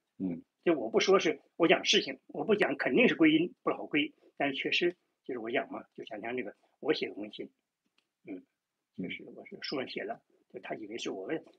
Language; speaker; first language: Chinese; native; Chinese